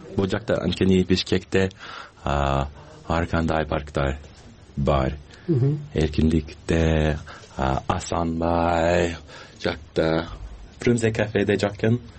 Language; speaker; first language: Kyrgyz; non-native, learner; English